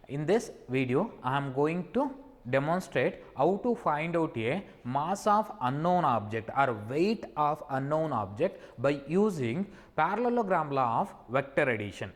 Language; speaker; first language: English; non-native, local second language; Kannada